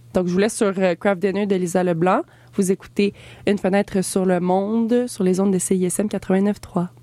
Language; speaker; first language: French; native; French